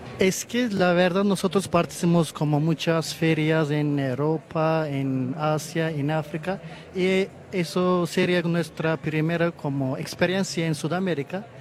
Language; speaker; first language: Spanish; non-native, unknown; Turkish